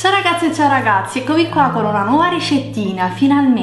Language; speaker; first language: Italian; native; Italian